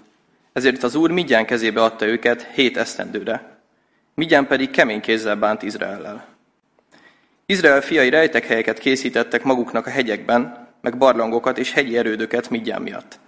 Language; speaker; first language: Hungarian; native; Hungarian